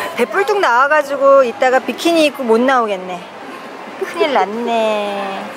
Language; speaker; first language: Korean; native; Korean